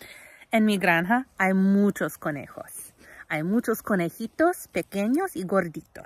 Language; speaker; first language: Spanish; non-native, fluent; English